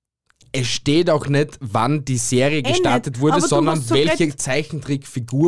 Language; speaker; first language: German; native; German